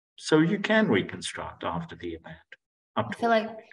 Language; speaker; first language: English; non-native, local second language; Greek